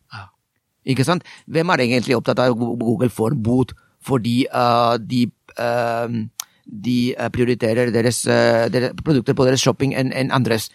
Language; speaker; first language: Norwegian; non-native, fluent; Spanish